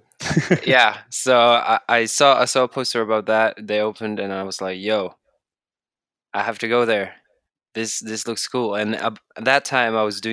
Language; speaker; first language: English; non-native, fluent; Norwegian